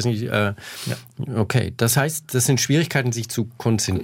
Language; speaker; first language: German; native; German